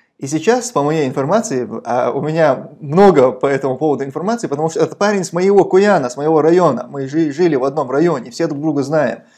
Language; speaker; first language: Russian; non-native, local second language; Chechen